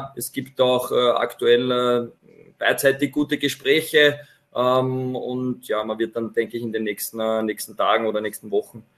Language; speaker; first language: German; native; German